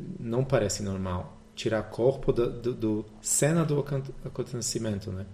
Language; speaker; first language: Portuguese; non-native, fluent; Polish